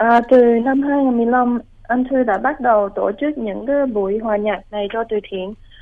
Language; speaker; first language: Vietnamese; early bilingual, heritage; Vietnamese